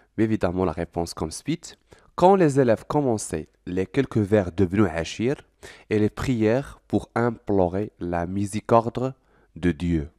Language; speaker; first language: French; non-native, local second language; Arabic